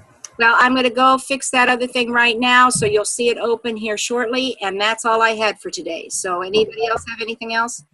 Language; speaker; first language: English; native; English